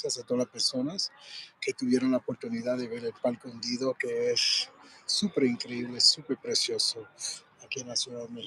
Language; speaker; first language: Spanish; early bilingual, heritage; Spanish